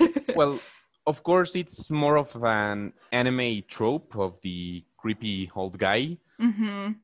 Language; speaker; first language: English; non-native, fluent; Spanish